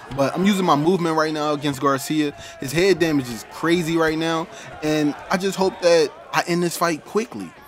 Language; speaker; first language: English; native; English